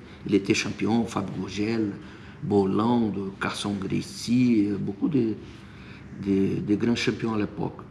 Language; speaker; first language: French; non-native, fluent; Portuguese